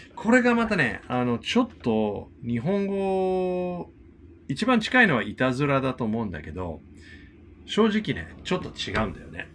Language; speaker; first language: Japanese; non-native, fluent; English